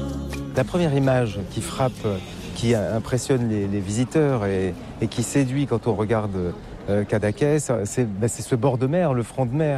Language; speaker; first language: French; native; French